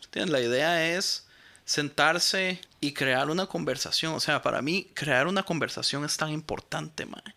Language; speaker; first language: Spanish; native; Spanish